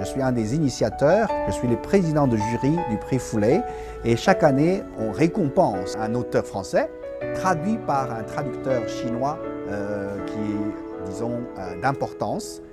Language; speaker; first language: French; non-native, fluent; Chinese